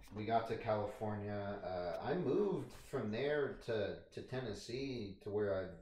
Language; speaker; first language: English; native; English